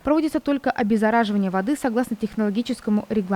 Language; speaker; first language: Russian; native; Russian